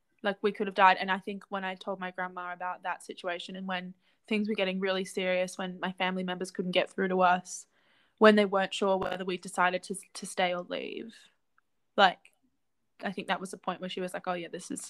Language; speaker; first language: English; native; English